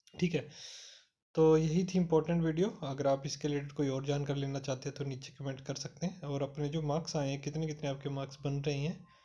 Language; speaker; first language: Hindi; non-native, local second language; Punjabi